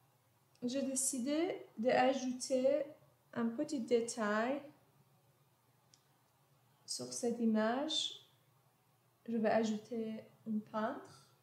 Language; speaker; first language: French; non-native, fluent; Persian